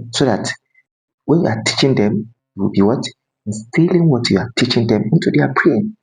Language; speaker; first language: English; non-native, local second language; Yoruba